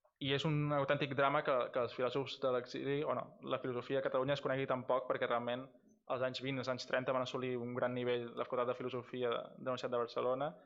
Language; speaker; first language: Catalan; non-native, local second language; Spanish